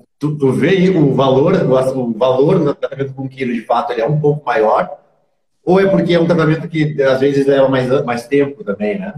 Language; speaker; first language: Portuguese; native; Portuguese